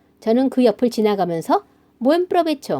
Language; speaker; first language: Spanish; non-native, fluent; Korean